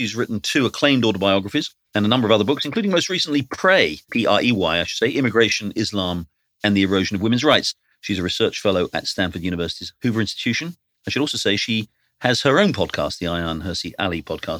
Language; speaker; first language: English; native; English